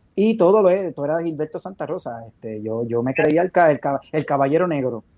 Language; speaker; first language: Spanish; native; Spanish